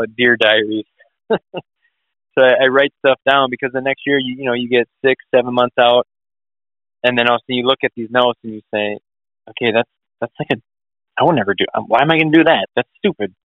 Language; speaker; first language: English; native; English